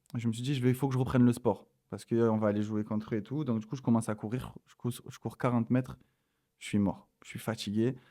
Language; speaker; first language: French; native; French